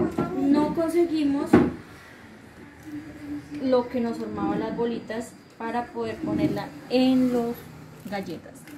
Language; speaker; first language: Spanish; native; Spanish